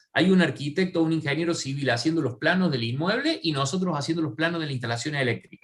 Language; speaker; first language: Spanish; native; Spanish